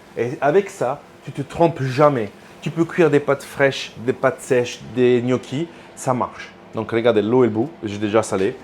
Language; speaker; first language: French; non-native, fluent; Italian